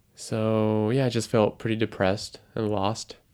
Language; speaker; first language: English; non-native, fluent; Japanese